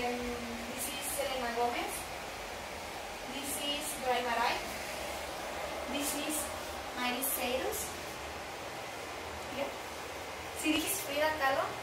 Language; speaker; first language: English; non-native, learner; Spanish